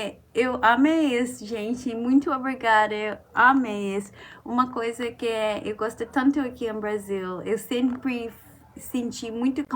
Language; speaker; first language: Portuguese; non-native, learner; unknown